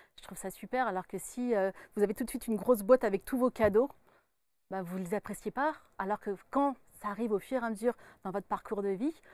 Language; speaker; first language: French; native; French